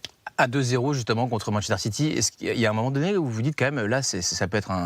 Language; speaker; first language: French; native; French